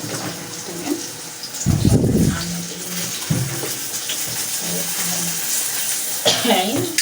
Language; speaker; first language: Arabic; native; Arabic